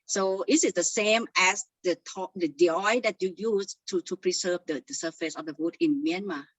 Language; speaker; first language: English; non-native, fluent; Thai